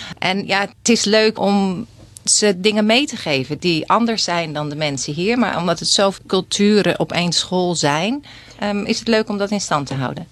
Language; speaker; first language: Dutch; native; Dutch